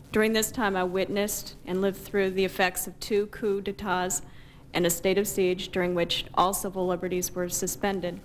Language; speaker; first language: English; native; English